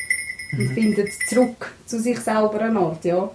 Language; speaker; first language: German; native; German